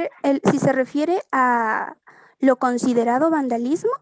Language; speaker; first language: Spanish; native; Spanish